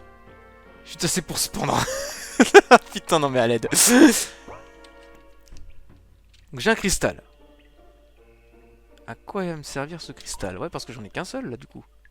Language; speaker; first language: French; native; French